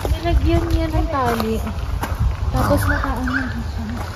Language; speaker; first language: Filipino; native; Filipino